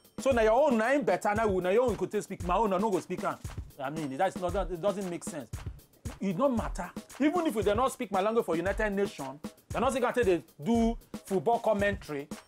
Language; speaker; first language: Nigerian Pidgin; non-native, local second language; Igbo